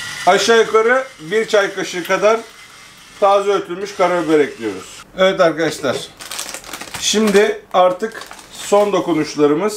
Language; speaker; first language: Turkish; native; Turkish